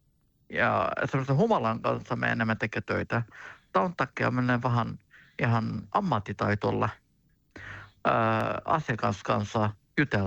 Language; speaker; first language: Finnish; non-native, learner; Turkish